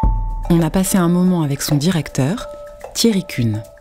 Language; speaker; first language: French; native; French